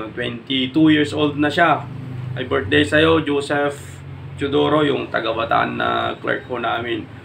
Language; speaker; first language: Filipino; non-native, local second language; Iloko